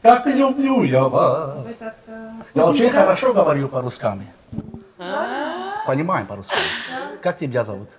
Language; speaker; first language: Russian; non-native, learner; Macedonian